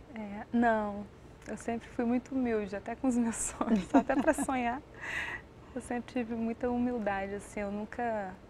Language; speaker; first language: Portuguese; native; Portuguese